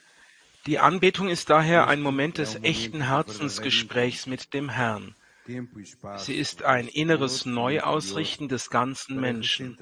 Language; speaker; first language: German; native; German